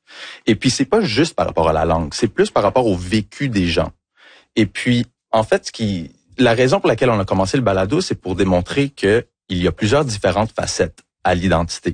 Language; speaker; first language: French; early bilingual, other home language; English